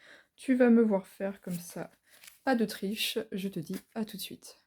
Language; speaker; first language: French; native; French